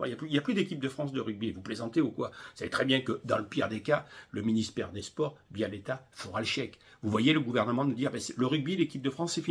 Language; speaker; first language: French; native; French